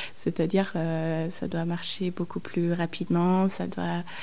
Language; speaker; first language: French; non-native, fluent; German